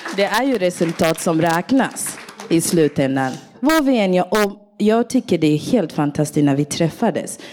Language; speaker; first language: Swedish; early bilingual, other home language; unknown